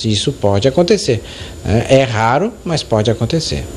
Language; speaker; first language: Portuguese; native; Portuguese